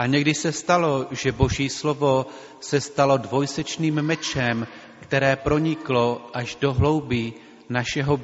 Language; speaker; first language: Czech; native; Czech